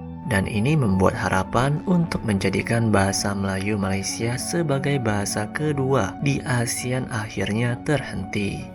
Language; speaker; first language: Indonesian; native; Indonesian